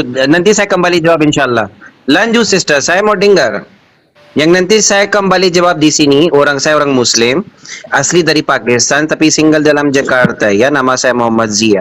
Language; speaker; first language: Indonesian; non-native, learner; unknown